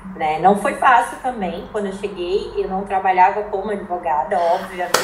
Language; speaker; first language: Portuguese; native; Portuguese